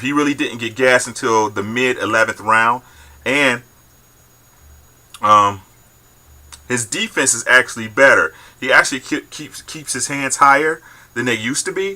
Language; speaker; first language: English; native; English